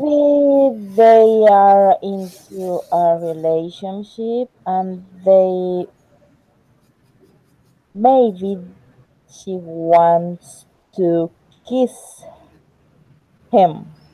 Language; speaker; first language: English; non-native, learner; Spanish